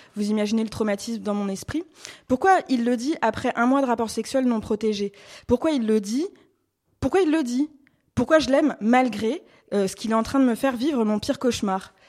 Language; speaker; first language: French; native; French